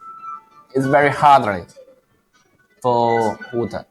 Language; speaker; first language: English; non-native, learner; Chinese